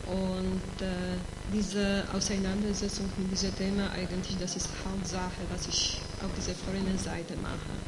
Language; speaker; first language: German; non-native, fluent; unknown